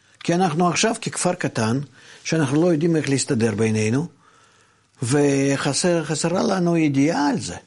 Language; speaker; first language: Hebrew; non-native, fluent; Russian